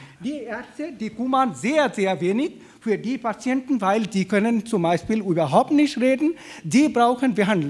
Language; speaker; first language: German; non-native, fluent; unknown